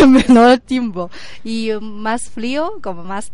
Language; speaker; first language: Spanish; non-native, learner; Chinese